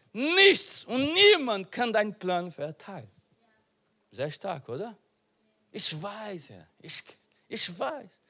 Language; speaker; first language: German; non-native, learner; Portuguese